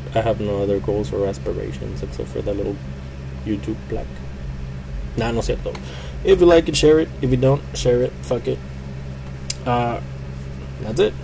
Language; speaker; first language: English; early bilingual, other home language; Spanish